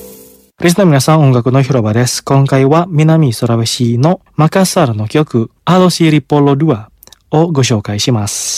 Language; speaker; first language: Japanese; non-native, fluent; Indonesian